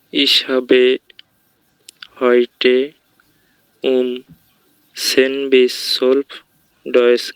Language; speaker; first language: German; non-native, learner; Bangla